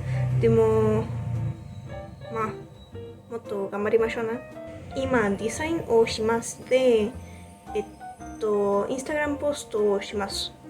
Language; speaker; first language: Japanese; non-native, learner; Spanish